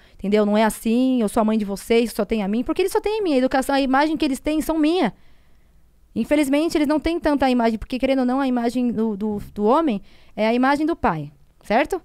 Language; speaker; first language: Portuguese; native; Portuguese